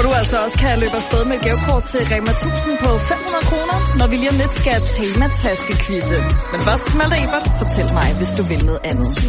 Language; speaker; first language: Danish; native; Danish